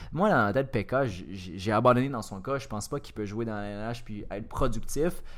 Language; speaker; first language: French; native; French